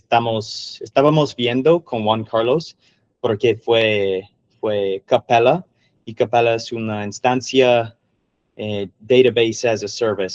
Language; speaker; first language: Spanish; non-native, learner; English